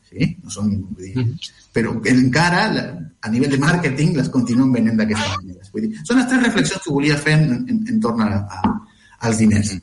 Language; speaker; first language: Catalan; non-native, fluent; Spanish